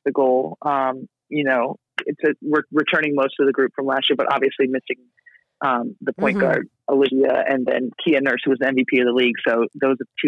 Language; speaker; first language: English; native; English